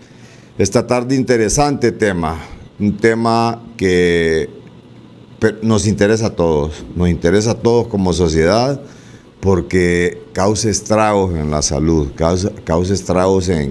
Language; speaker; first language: Spanish; native; Spanish